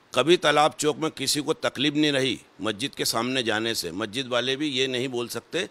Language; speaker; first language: Hindi; native; Hindi